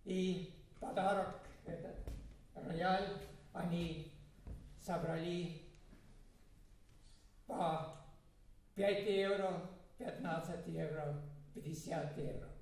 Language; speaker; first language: Russian; non-native, fluent; Estonian